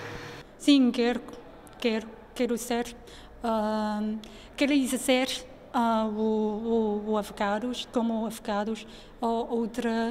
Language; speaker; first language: Portuguese; non-native, local second language; Chinese